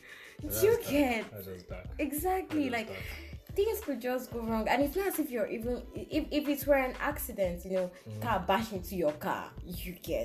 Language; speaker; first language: English; non-native, local second language; Igbo